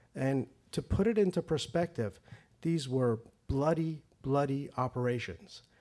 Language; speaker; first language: English; early bilingual, other home language; Persian